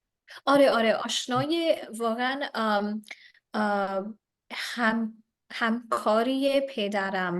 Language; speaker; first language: Persian; non-native, learner; English